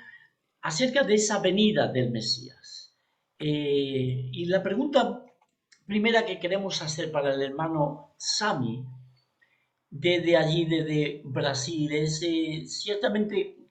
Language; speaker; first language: Spanish; native; Spanish